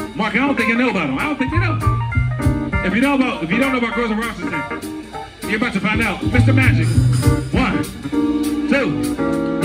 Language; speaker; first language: English; native; English